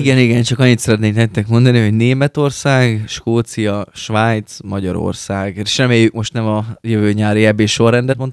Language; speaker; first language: Hungarian; native; Hungarian